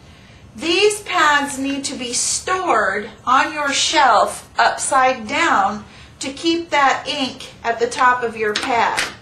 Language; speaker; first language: English; native; English